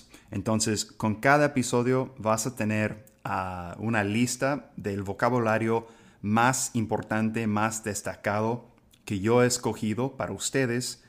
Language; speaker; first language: Spanish; non-native, fluent; English